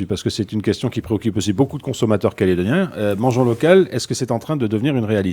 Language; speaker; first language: French; native; French